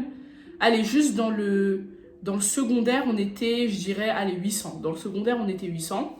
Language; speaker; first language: French; native; French